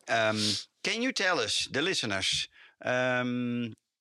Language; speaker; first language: English; non-native, fluent; Dutch